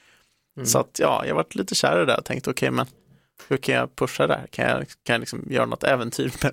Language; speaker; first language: Swedish; native; Swedish